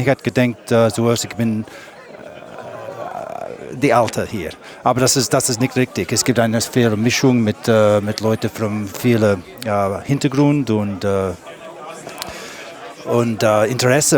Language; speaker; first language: German; non-native, learner; English